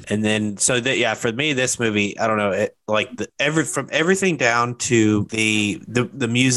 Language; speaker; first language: English; native; English